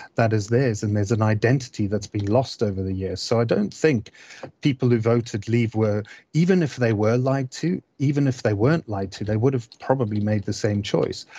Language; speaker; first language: English; native; English